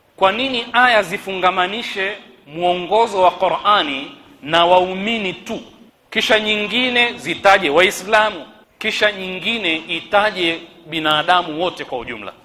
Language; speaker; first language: Swahili; native; Swahili